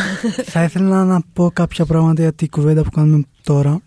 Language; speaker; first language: Greek; non-native, fluent; Urdu